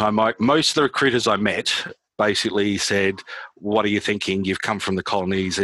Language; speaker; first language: English; native; English